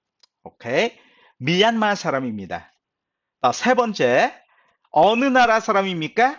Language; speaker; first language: Korean; non-native, fluent; Khmer